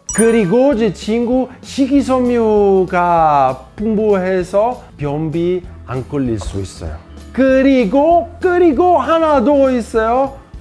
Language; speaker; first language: Korean; non-native, fluent; Italian